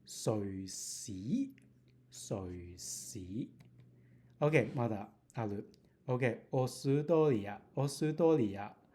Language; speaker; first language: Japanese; non-native, fluent; Cantonese